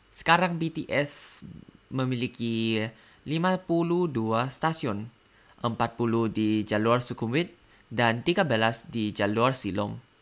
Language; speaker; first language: Indonesian; non-native, learner; Thai